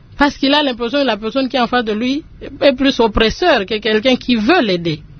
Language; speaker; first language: French; non-native, local second language; Lingala